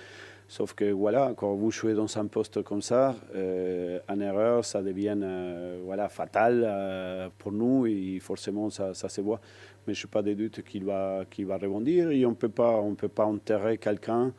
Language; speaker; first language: French; non-native, fluent; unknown